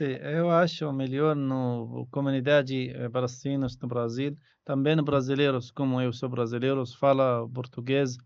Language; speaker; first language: Portuguese; non-native, learner; Arabic